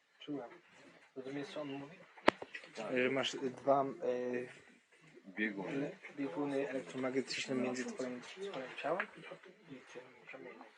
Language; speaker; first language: Polish; early bilingual, heritage; English